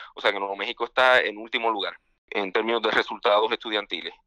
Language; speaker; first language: Spanish; native; Spanish